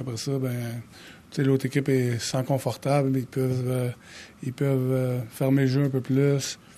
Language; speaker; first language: French; native; French